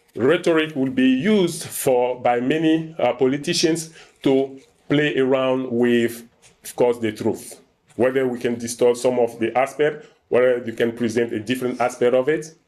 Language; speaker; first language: English; non-native, fluent; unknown